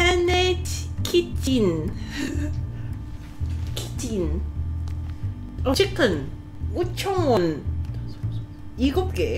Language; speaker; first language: Korean; non-native, learner; Cantonese